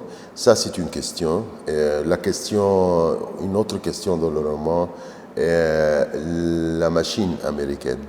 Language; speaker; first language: French; non-native, fluent; Arabic